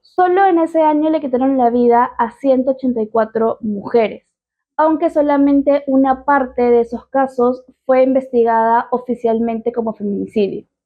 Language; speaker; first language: Spanish; native; Spanish